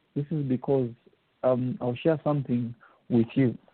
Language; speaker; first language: English; non-native, local second language; Bemba